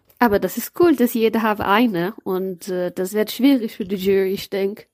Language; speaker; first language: German; non-native, learner; Portuguese